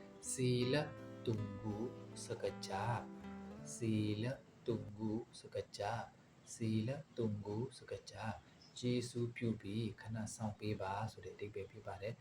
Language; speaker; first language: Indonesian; non-native, fluent; Burmese